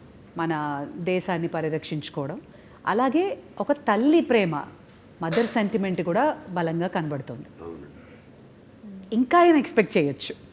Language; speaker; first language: Telugu; native; Telugu